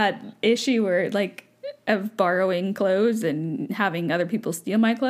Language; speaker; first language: English; native; English